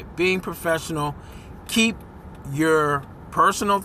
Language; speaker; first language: English; native; English